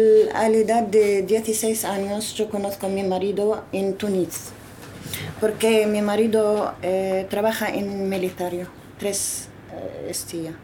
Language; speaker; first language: Spanish; non-native, learner; Arabic